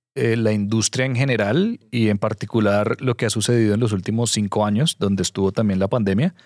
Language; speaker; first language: Spanish; native; Spanish